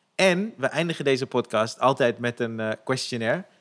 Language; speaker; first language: Dutch; native; Dutch